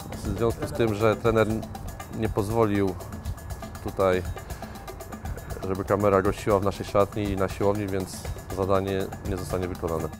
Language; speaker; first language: Polish; native; Polish